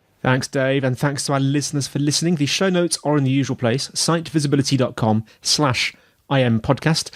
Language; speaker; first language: English; native; English